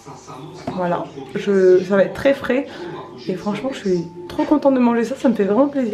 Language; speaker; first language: French; native; French